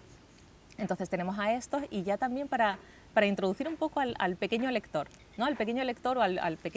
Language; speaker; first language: Spanish; native; Spanish